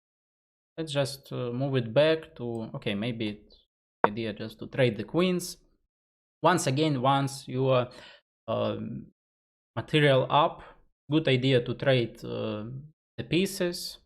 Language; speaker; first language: English; non-native, fluent; Russian